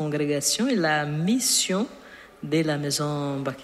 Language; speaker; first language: French; non-native, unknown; Portuguese